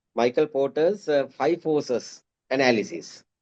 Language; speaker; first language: English; non-native, local second language; Sinhala